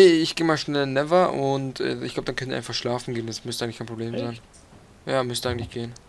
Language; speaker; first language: German; native; German